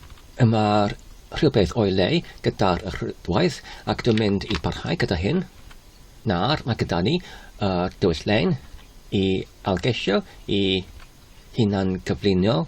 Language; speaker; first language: Welsh; non-native, learner; Polish